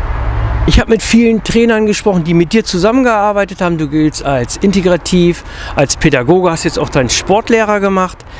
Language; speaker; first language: German; native; German